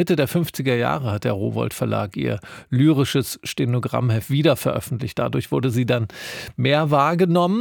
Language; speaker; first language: German; native; German